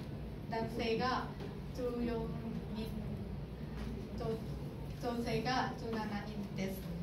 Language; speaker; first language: Japanese; non-native, learner; Thai